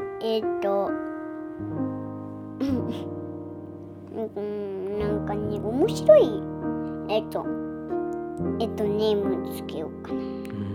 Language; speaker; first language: Japanese; early bilingual, heritage; Japanese